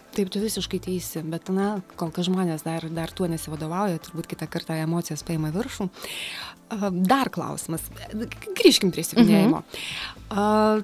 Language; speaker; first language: Lithuanian; native; Lithuanian